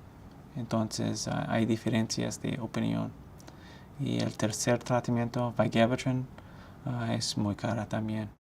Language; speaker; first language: Spanish; non-native, fluent; English